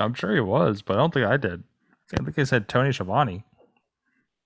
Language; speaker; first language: English; native; English